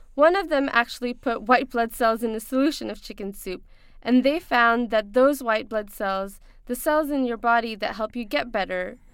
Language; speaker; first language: English; non-native, local second language; Urdu